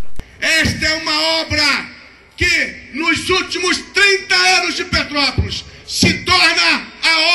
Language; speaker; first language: Portuguese; native; Portuguese